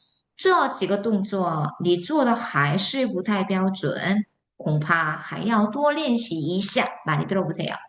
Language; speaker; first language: Chinese; non-native, fluent; Korean